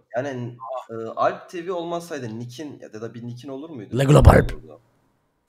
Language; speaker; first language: Turkish; native; Turkish